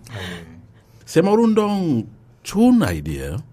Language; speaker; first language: Korean; non-native, learner; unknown